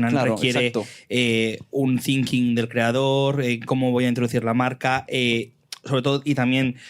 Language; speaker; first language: Spanish; native; Spanish